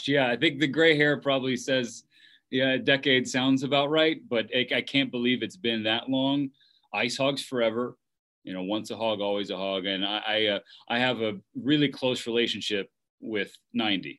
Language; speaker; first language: English; native; English